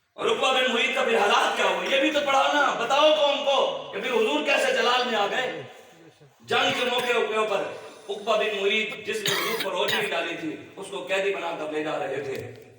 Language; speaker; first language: Urdu; non-native, local second language; Punjabi